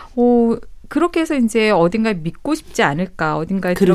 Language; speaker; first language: Korean; native; Korean